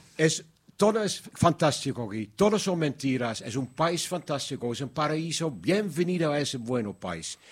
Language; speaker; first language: Spanish; non-native, learner; Dutch